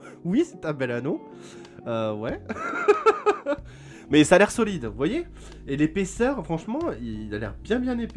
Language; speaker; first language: French; native; French